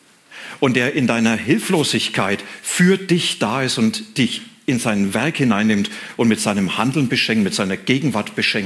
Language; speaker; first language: German; native; German